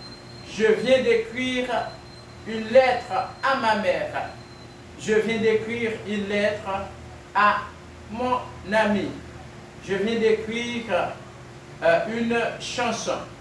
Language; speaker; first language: French; non-native, fluent; Spanish